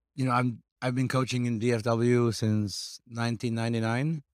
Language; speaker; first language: English; non-native, fluent; Slovak